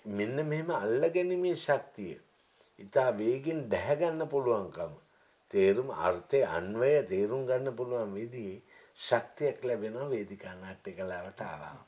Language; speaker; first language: Sinhala; native; Sinhala